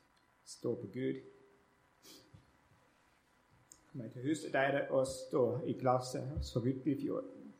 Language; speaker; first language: Norwegian; non-native, learner; English